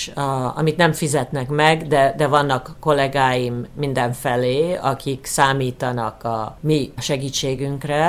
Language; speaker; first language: Hungarian; early bilingual, heritage; Hungarian